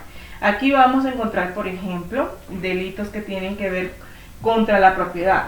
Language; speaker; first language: Spanish; native; Spanish